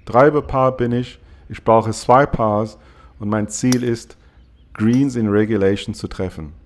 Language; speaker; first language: German; non-native, fluent; English